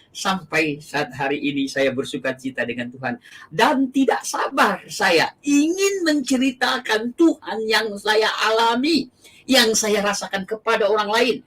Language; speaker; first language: Indonesian; non-native, local second language; Achinese